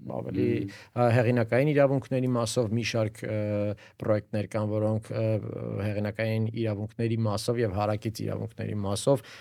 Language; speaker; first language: Armenian; native; Armenian